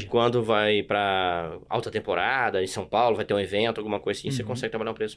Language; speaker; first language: Portuguese; native; Portuguese